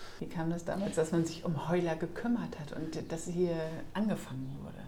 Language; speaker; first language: German; native; German